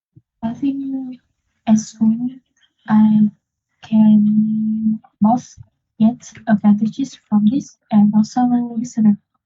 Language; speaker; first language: English; non-native, learner; Vietnamese